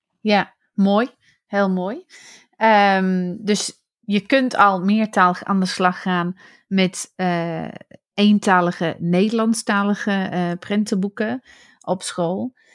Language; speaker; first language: Dutch; non-native, fluent; English